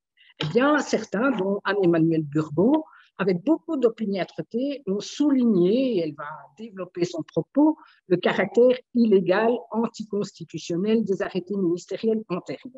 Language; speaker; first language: French; native; French